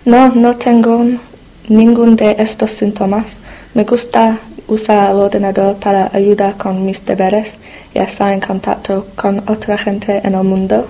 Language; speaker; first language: Spanish; non-native, learner; English